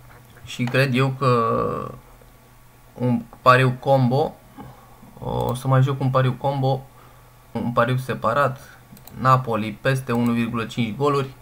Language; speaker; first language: Romanian; native; Romanian